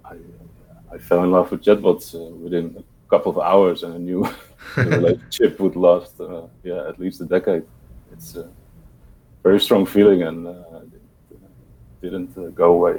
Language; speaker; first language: English; non-native, fluent; Dutch